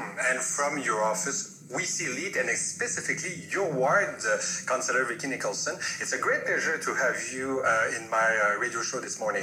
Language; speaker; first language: English; non-native, fluent; French